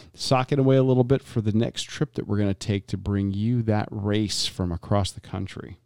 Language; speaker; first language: English; native; English